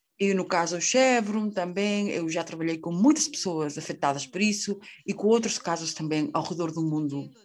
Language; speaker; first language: Portuguese; non-native, fluent; Spanish